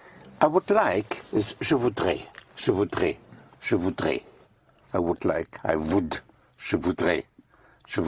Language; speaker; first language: French; non-native, fluent; English